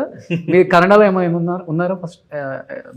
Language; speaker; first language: Telugu; native; Telugu